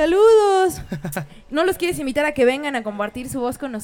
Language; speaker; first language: Spanish; native; Spanish